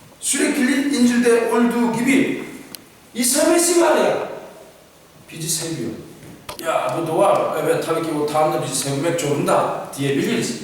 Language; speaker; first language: Turkish; non-native, fluent; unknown